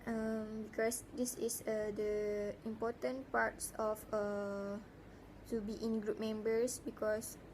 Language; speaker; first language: English; non-native, learner; Malay